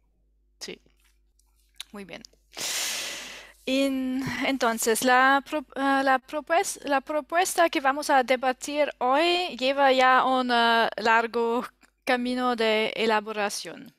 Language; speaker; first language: Spanish; non-native, learner; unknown